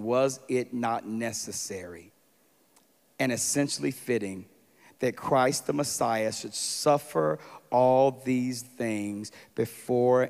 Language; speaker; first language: English; native; English